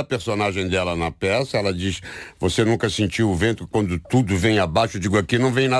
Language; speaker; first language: Portuguese; native; Portuguese